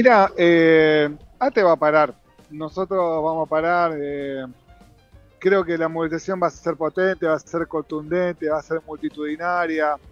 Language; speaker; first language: Spanish; native; Spanish